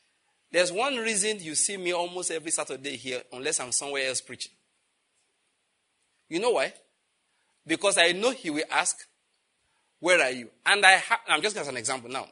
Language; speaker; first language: English; non-native, local second language; Yoruba